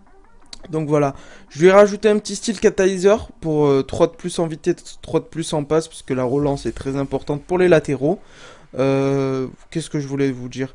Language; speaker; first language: French; native; French